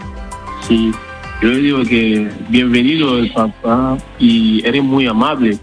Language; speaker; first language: Spanish; non-native, learner; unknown